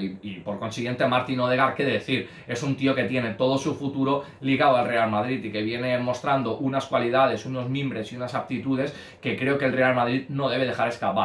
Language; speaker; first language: Spanish; native; Spanish